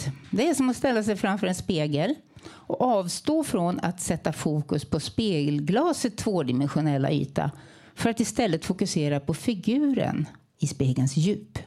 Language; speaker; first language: Swedish; native; Swedish